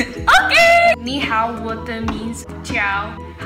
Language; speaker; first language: Chinese; non-native, learner; Spanish